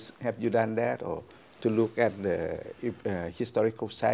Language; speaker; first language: English; non-native, fluent; Thai